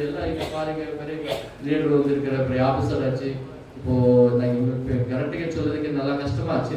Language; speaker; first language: Tamil; non-native, learner; Kannada